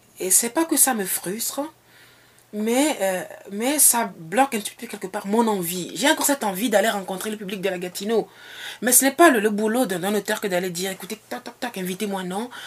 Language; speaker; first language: French; non-native, local second language; Ewe